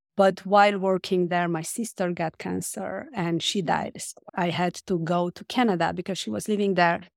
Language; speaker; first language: English; non-native, fluent; Romanian